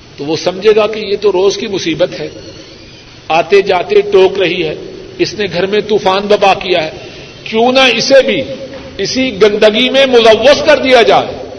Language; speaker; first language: Urdu; non-native, local second language; Punjabi